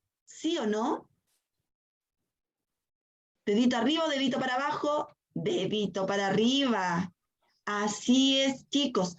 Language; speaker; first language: Spanish; native; Spanish